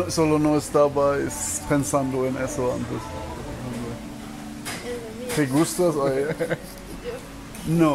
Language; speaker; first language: Spanish; non-native, learner; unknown